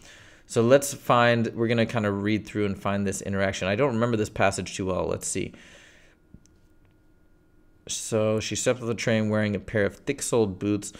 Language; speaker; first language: English; native; English